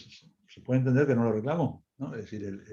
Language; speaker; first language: Spanish; native; Spanish